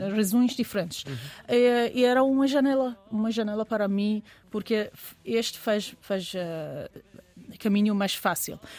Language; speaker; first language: Portuguese; non-native, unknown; Persian